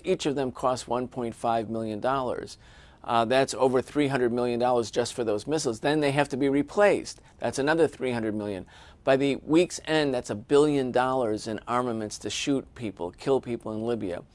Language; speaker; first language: English; native; English